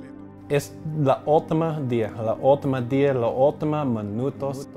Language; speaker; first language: Spanish; non-native, learner; English